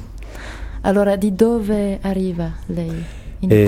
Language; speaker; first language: Italian; non-native, learner; French